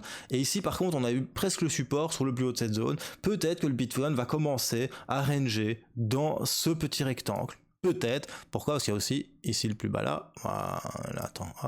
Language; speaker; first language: French; native; French